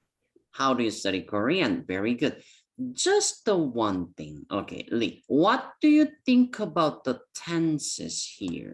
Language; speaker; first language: English; non-native, fluent; Korean